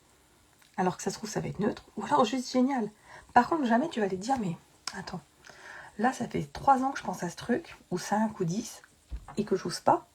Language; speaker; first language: French; native; French